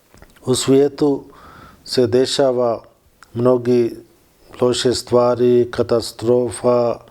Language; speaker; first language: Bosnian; non-native, learner; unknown